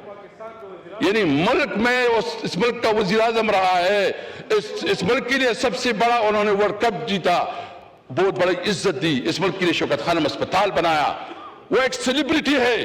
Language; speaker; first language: Urdu; non-native, local second language; Pashto